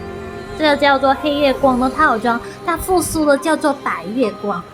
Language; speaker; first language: Chinese; native; Chinese